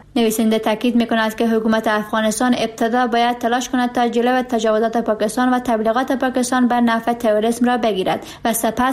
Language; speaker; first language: Persian; native; Persian